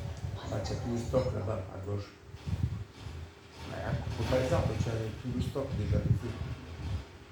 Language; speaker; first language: French; native; French